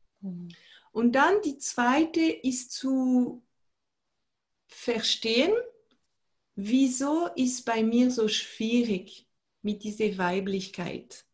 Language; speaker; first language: German; non-native, fluent; French